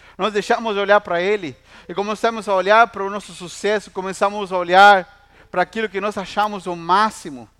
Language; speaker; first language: Portuguese; non-native, fluent; Spanish